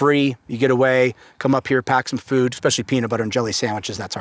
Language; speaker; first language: English; native; English